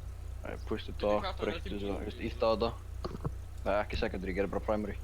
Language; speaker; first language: Icelandic; native; Icelandic